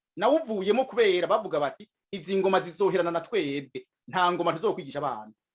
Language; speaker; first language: Rundi; native; Rundi